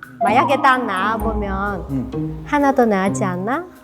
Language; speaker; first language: Korean; non-native, learner; Vietnamese